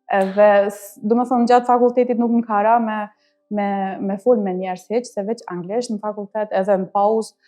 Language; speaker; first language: Albanian; early bilingual, heritage; Albanian